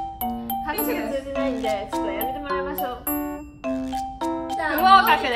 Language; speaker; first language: Japanese; native; Japanese